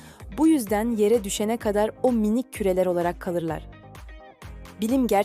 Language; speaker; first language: Turkish; native; Turkish